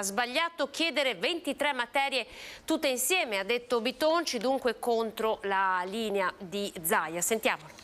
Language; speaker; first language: Italian; native; Italian